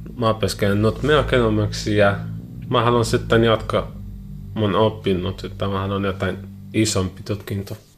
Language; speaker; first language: Finnish; non-native, learner; Arabic